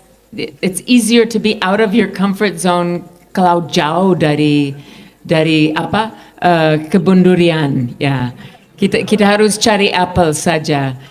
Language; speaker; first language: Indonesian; non-native, fluent; English